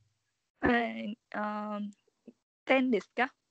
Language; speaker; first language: Japanese; non-native, learner; Vietnamese